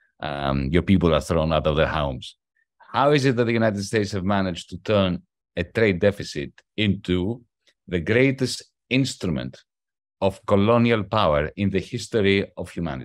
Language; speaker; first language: English; non-native, fluent; Greek